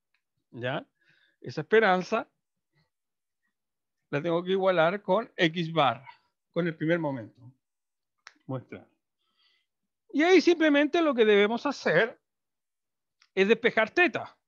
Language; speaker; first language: Spanish; native; Spanish